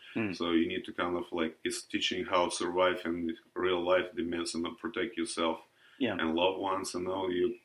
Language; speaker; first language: English; non-native, learner; Russian